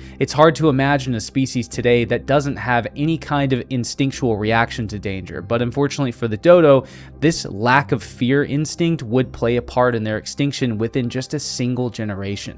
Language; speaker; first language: English; native; English